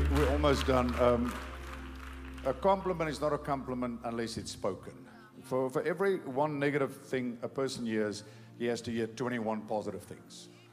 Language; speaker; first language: English; non-native, local second language; Afrikaans